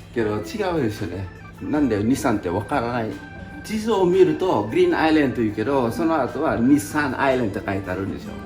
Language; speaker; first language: Japanese; non-native, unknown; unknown